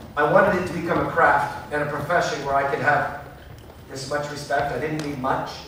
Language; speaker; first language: English; native; English